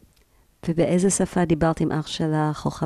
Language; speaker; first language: Hebrew; native; Hebrew